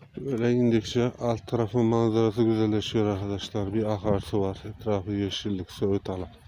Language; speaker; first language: Turkish; native; Turkish